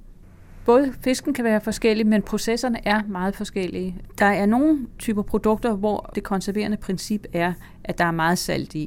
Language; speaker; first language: Danish; native; Danish